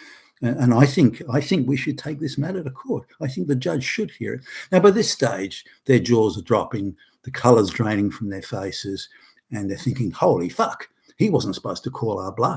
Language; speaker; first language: English; native; English